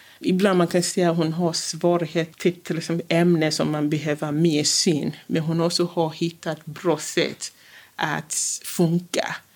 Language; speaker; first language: Swedish; non-native, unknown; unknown